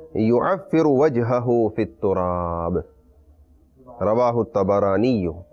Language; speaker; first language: Arabic; non-native, fluent; Urdu